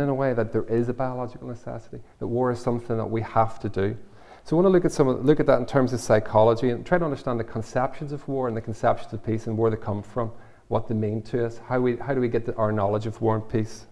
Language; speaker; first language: English; native; English